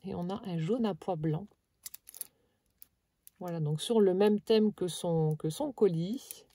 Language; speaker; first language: French; native; French